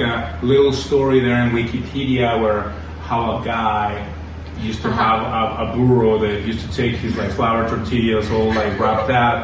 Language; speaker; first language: English; non-native, fluent; Spanish